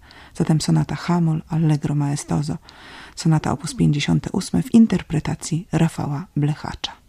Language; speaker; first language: Polish; native; Polish